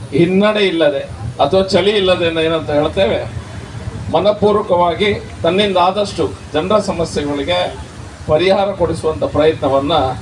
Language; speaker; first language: Kannada; native; Kannada